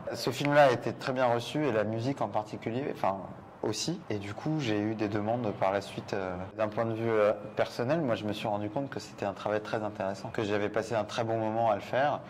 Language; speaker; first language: French; native; French